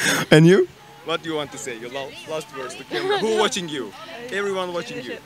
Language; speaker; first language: English; non-native, learner; Turkish